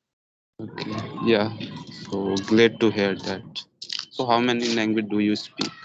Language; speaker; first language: English; non-native, learner; Hindi